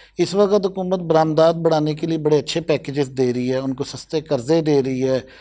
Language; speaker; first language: Urdu; non-native, local second language; Punjabi